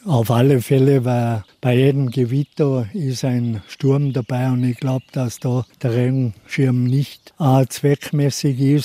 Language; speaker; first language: German; native; German